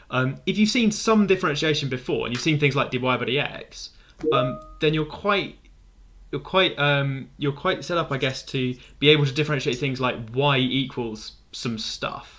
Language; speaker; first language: English; native; English